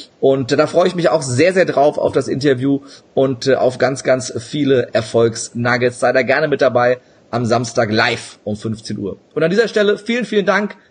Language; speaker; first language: German; native; German